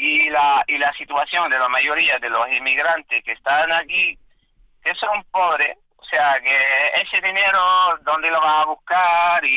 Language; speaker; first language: Spanish; non-native, fluent; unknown